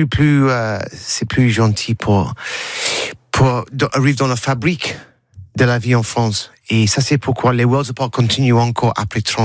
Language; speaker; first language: French; non-native, learner; English